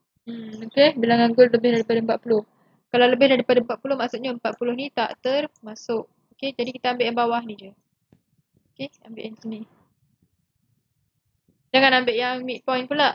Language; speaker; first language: Malay; native; Malay